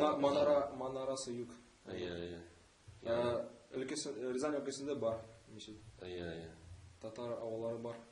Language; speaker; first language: Tatar; non-native, local second language; Russian